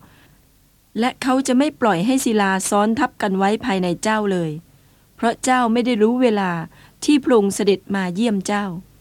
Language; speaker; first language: Thai; native; Thai